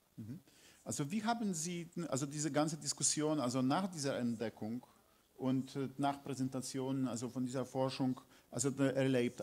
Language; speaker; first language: German; non-native, fluent; Polish